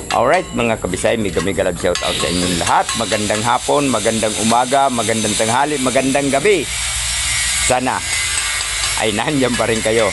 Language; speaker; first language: Filipino; non-native, local second language; Cebuano